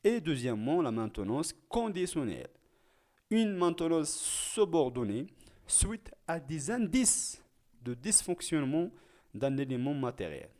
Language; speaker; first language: French; non-native, local second language; Arabic